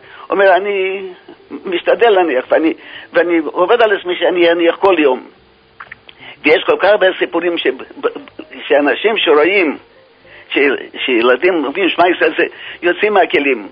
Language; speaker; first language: Hebrew; non-native, fluent; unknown